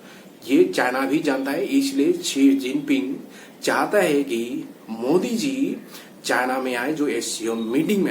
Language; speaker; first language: Hindi; non-native, local second language; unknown